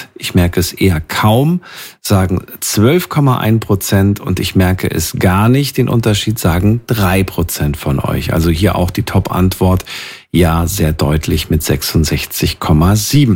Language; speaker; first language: German; native; German